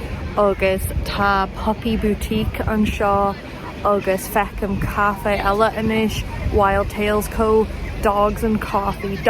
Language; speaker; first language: Irish; non-native, local second language; English